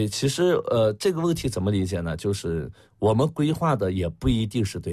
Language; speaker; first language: Chinese; native; Chinese